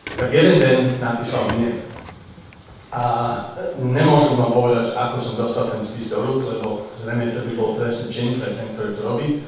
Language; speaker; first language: Slovak; non-native, fluent; English